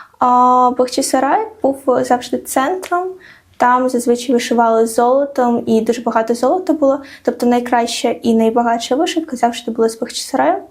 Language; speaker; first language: Ukrainian; non-native, local second language; Crimean Tatar